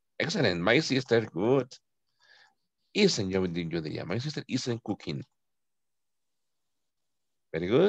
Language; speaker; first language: English; non-native, fluent; Spanish